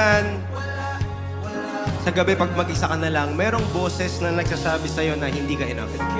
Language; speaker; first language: Filipino; native; Filipino